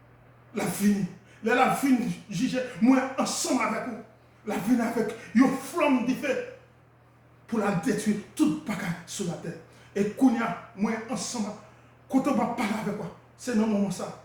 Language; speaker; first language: French; non-native, local second language; Haitian Creole